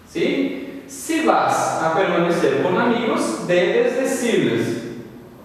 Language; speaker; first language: Spanish; non-native, fluent; Portuguese